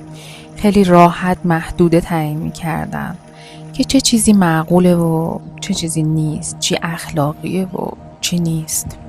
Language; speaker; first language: Persian; native; Persian